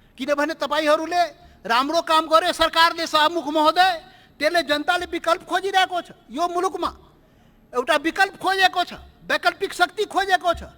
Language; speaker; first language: Nepali; non-native, local second language; Maithili